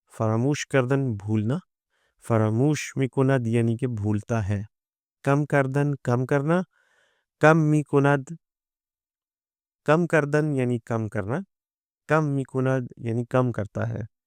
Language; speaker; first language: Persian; non-native, fluent; Urdu